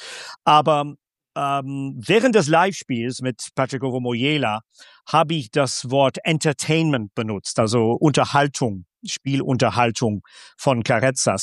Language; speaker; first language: German; non-native, fluent; English